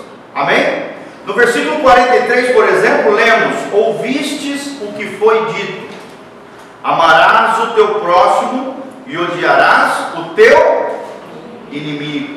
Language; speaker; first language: Portuguese; native; Portuguese